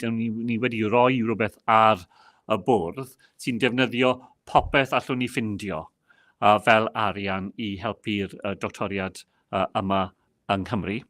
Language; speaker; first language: Welsh; non-native, local second language; English